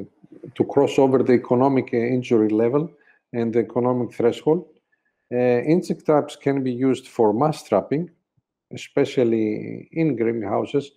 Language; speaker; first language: English; non-native, fluent; Greek